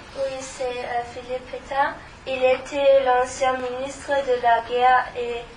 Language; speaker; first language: French; non-native, learner; German